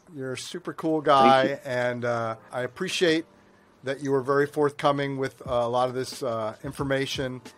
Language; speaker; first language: English; non-native, fluent; German